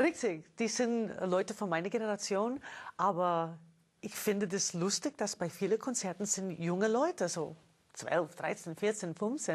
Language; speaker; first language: German; non-native, fluent; English